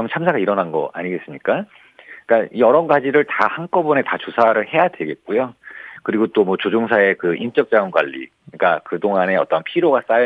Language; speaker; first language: Korean; native; Korean